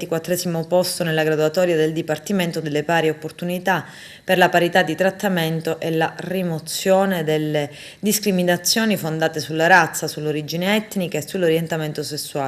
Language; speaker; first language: Italian; native; Italian